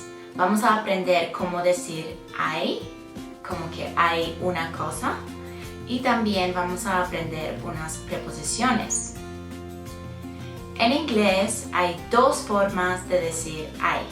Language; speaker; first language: Spanish; non-native, fluent; English